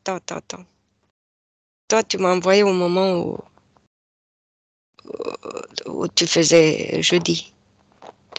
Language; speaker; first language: French; non-native, fluent; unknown